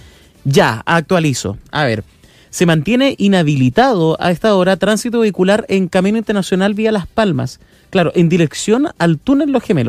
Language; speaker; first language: Spanish; native; Spanish